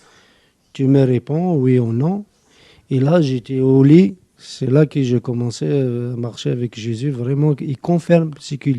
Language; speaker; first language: French; non-native, local second language; Arabic